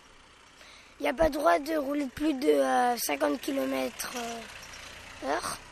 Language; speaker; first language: French; native; French